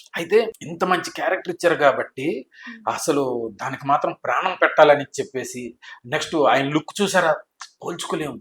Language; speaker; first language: Telugu; native; Telugu